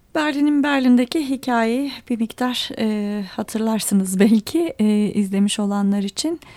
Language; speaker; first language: Turkish; native; Turkish